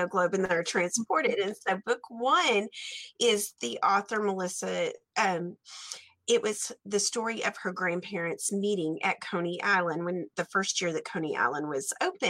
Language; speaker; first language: English; native; English